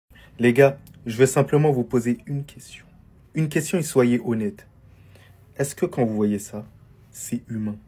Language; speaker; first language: French; native; French